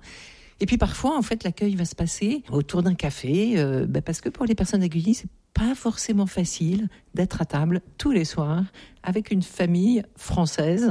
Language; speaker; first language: French; native; French